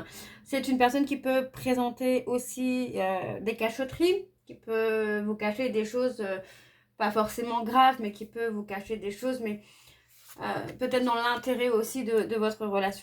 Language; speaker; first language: French; native; French